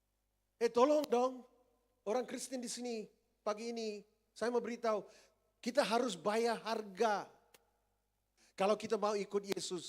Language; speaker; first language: Indonesian; non-native, fluent; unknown